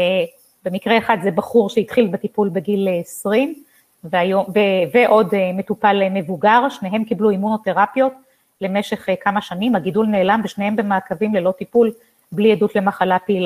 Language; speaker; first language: Hebrew; native; Hebrew